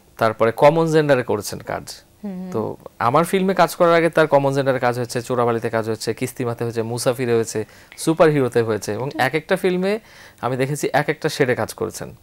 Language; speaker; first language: Bangla; native; Bangla